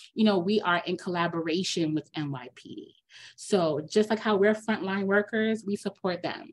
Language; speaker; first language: English; native; English